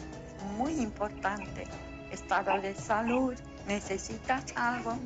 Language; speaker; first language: Spanish; non-native, fluent; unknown